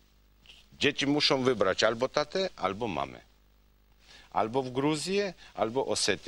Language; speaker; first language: Polish; non-native, fluent; Georgian